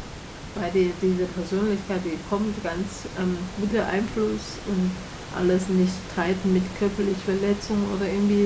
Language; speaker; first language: German; non-native, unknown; Chinese